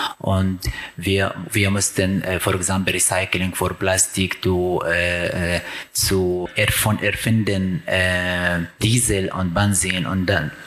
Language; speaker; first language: German; non-native, learner; Arabic